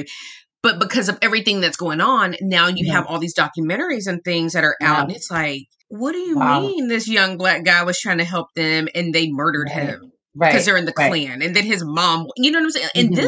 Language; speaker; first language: English; native; English